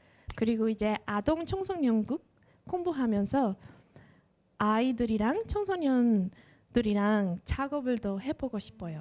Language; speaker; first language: Korean; non-native, fluent; Spanish